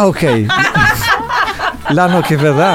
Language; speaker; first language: Italian; native; Italian